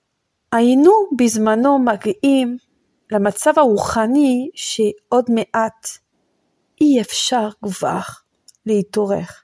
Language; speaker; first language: Hebrew; non-native, fluent; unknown